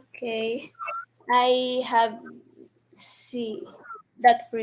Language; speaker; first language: English; non-native, learner; Spanish